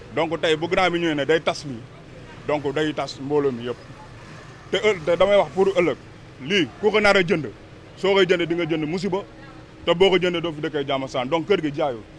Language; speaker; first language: Wolof; native; Wolof